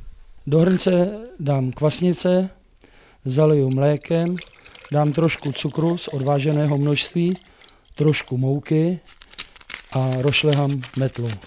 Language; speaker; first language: Czech; native; Czech